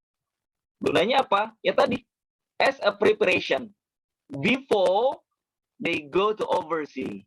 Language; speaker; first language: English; non-native, fluent; Indonesian